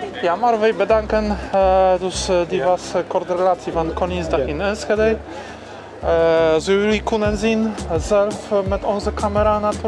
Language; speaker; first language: Dutch; non-native, learner; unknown